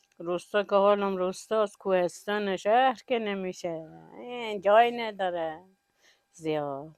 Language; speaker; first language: Persian; native; Persian